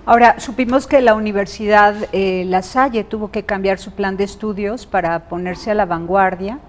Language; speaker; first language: Spanish; native; Spanish